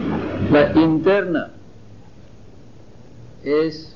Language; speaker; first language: Spanish; non-native, fluent; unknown